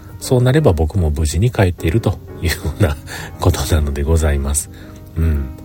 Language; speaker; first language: Japanese; native; Japanese